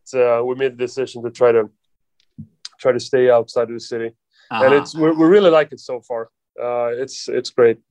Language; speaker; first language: English; non-native, fluent; Swedish